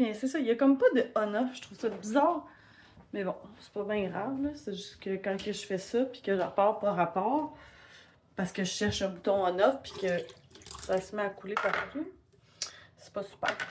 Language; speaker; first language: French; native; French